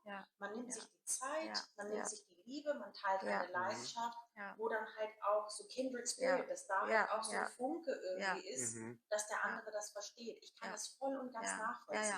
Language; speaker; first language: German; native; German